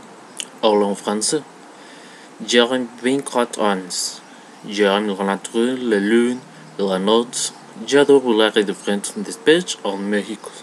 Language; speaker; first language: French; non-native, learner; Spanish